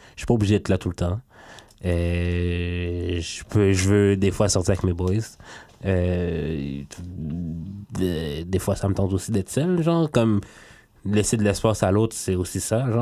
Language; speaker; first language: French; native; French